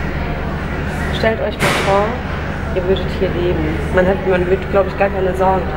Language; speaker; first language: German; early bilingual, other home language; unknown